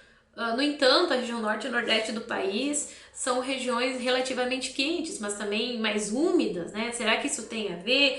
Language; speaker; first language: Portuguese; native; Portuguese